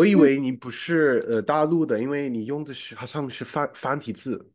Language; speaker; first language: Chinese; non-native, fluent; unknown